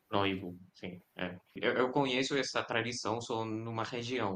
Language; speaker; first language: Portuguese; non-native, fluent; Indonesian